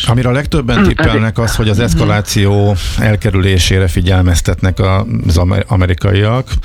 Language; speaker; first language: Hungarian; native; Hungarian